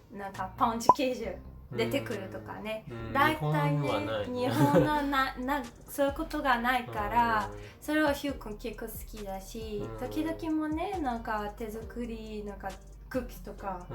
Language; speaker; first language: Japanese; non-native, learner; Portuguese